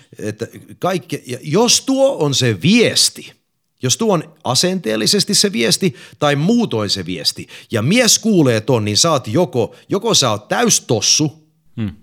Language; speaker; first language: Finnish; early bilingual, heritage; English